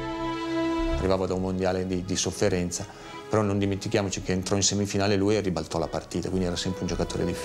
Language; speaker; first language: Italian; native; Italian